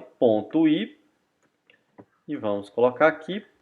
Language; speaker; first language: Portuguese; native; Portuguese